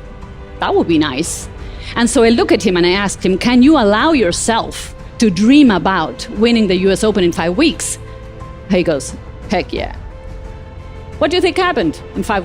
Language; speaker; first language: English; non-native, fluent; Spanish